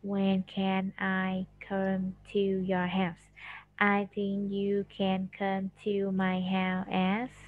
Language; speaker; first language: English; non-native, fluent; Vietnamese